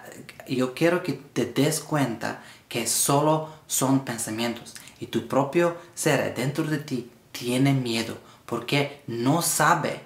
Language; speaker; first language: Spanish; non-native, learner; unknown